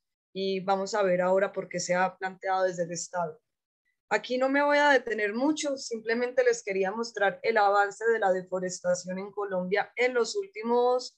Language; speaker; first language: Spanish; native; Spanish